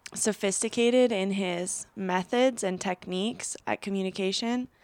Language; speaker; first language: English; native; English